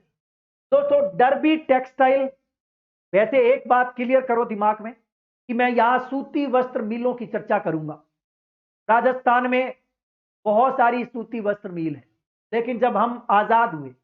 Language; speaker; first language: Hindi; native; Hindi